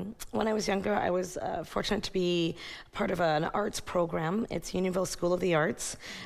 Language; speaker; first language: English; native; English